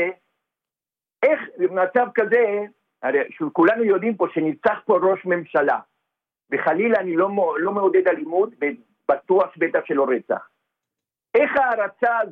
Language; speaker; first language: Hebrew; non-native, fluent; Spanish